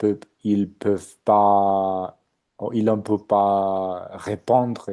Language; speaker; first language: French; non-native, learner; Spanish